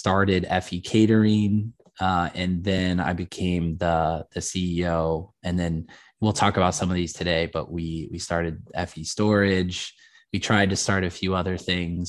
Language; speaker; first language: English; native; English